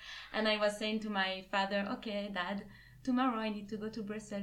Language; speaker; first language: English; non-native, fluent; French